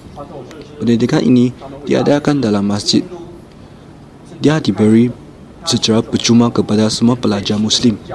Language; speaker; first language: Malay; non-native, local second language; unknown